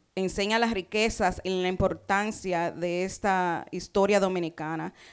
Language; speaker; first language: Spanish; early bilingual, heritage; Spanish